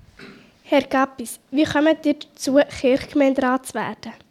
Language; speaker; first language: German; native; German